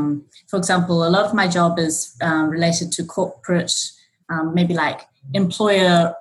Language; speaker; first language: English; native; English